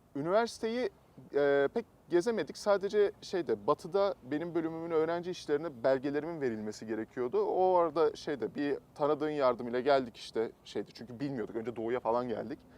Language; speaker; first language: Turkish; native; Turkish